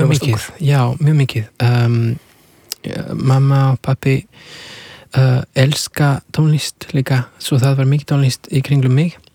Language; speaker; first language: Icelandic; non-native, fluent; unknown